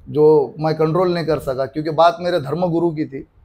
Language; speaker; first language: Hindi; non-native, local second language; Marathi